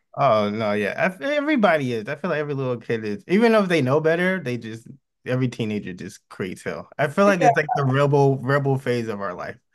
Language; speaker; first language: English; native; English